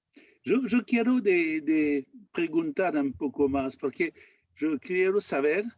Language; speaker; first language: Spanish; non-native, learner; French